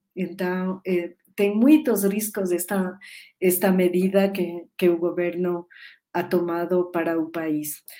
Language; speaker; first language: Spanish; native; Spanish